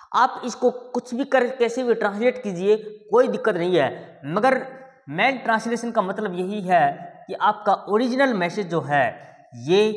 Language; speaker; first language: Hindi; native; Hindi